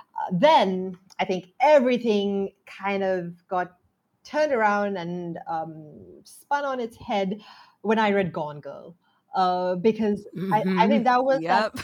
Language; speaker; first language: English; non-native, local second language; Sinhala